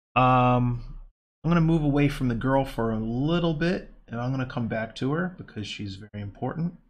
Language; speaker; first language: English; native; English